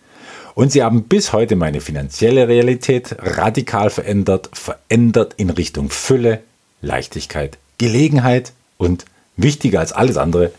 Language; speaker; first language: German; native; German